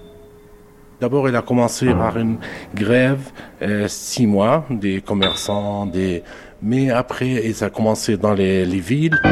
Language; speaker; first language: French; non-native, local second language; Arabic